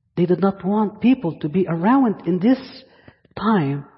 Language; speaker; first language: English; non-native, fluent; Arabic